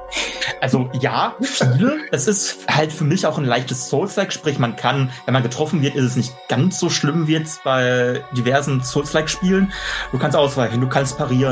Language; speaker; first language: German; native; German